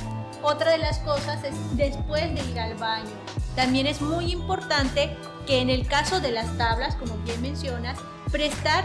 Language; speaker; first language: Spanish; native; Spanish